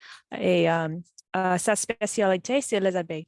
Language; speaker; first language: French; non-native, fluent; English